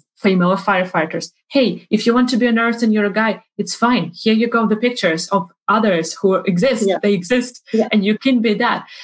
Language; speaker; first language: English; non-native, fluent; Ukrainian